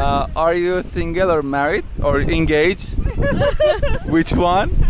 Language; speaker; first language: English; non-native, learner; Chinese